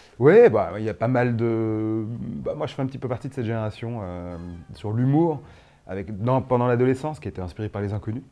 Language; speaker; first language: French; native; French